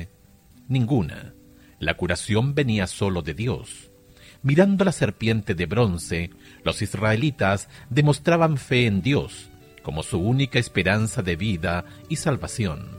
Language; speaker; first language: Spanish; native; Spanish